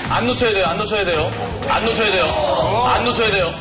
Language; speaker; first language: Korean; native; Korean